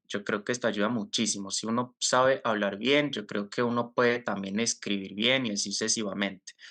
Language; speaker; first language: Spanish; non-native, fluent; Portuguese